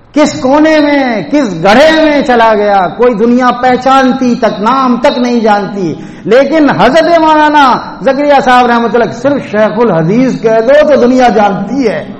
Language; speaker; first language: Urdu; native; Urdu